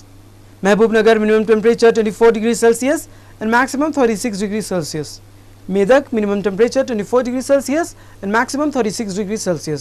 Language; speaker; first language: English; non-native, local second language; Urdu